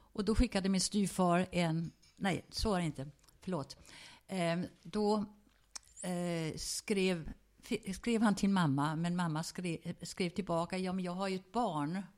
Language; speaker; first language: Swedish; early bilingual, other home language; German